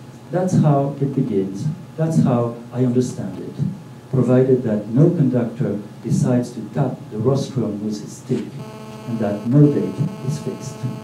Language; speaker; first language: English; non-native, fluent; French